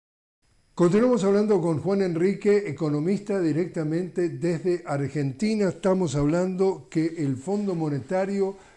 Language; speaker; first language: Spanish; native; Spanish